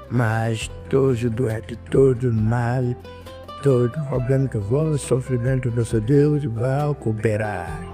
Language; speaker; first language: Portuguese; non-native, learner; Lingala